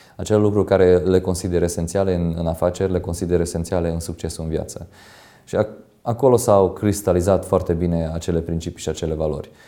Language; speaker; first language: Romanian; non-native, local second language; Hungarian